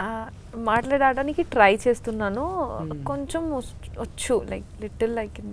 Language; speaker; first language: Telugu; non-native, learner; Bangla